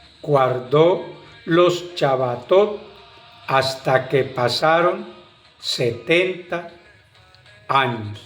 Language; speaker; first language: Spanish; native; Spanish